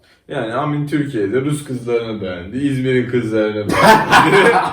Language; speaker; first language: Turkish; native; Turkish